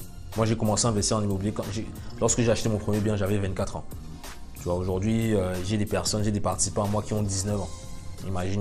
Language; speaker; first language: French; native; French